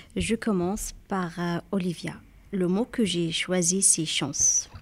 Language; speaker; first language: French; non-native, learner; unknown